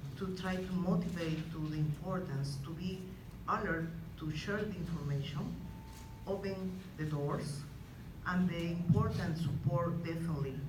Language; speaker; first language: English; non-native, fluent; Spanish